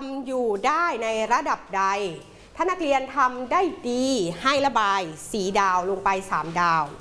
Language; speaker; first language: Thai; native; Thai